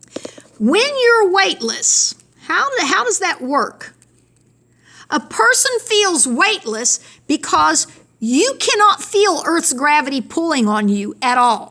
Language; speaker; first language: English; native; English